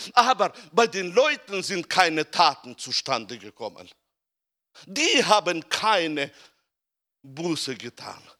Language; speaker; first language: German; non-native, fluent; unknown